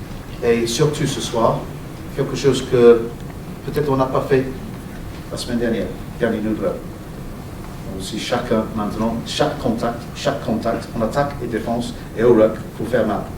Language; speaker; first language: French; non-native, fluent; English